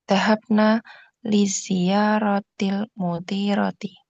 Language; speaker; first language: Arabic; non-native, learner; Indonesian